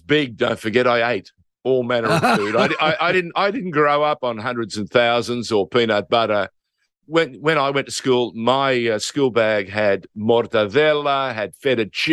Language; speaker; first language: English; native; English